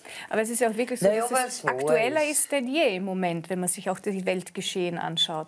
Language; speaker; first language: German; native; German